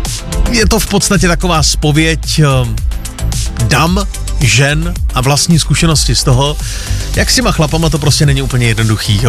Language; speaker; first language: Czech; native; Czech